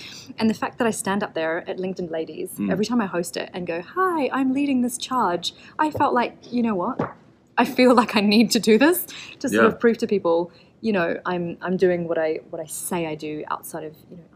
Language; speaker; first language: English; native; English